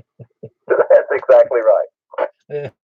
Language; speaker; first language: English; native; English